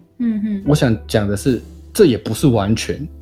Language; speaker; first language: Chinese; native; Chinese